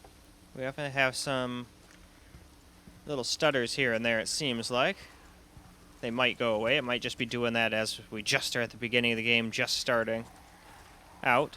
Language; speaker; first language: English; native; English